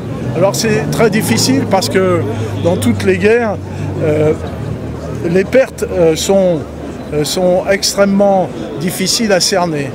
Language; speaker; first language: French; native; French